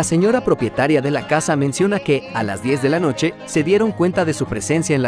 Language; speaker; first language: Spanish; native; Spanish